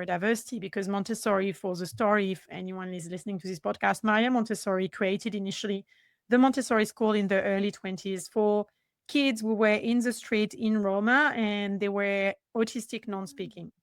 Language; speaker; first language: English; non-native, fluent; French